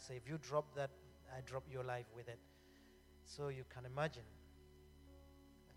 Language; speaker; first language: English; non-native, local second language; Acoli